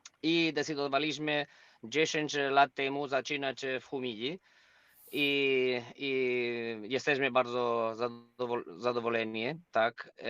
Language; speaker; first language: Polish; non-native, learner; Spanish